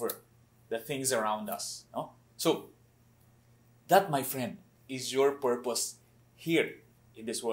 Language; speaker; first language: English; non-native, local second language; Cebuano